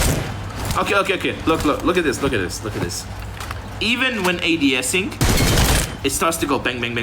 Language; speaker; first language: English; native; English